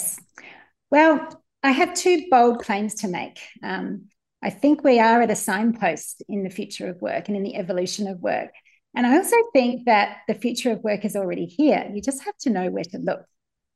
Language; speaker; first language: English; native; English